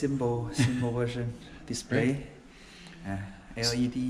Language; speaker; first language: English; non-native, learner; Chinese